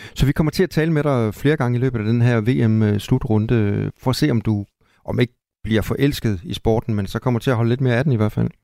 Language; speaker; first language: Danish; native; Danish